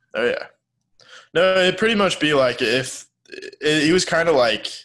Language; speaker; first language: English; native; English